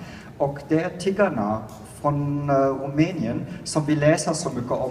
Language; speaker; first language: Swedish; non-native, fluent; German